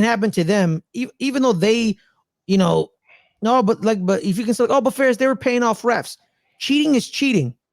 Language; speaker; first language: English; native; English